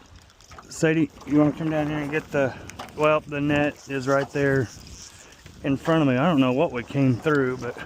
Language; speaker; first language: English; native; English